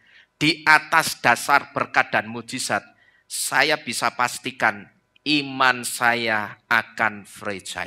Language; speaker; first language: Indonesian; native; Indonesian